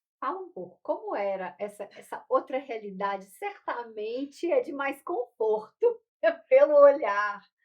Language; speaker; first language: Portuguese; native; Portuguese